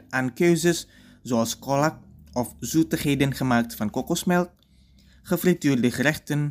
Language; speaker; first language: Dutch; non-native, fluent; Indonesian